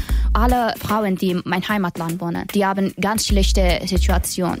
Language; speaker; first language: German; non-native, learner; Persian